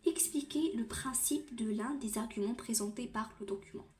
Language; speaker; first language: French; non-native, local second language; Arabic